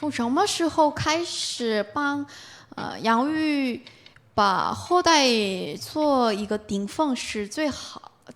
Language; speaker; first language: Chinese; non-native, fluent; Korean